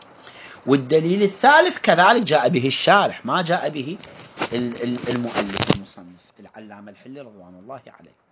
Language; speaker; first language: Arabic; native; Arabic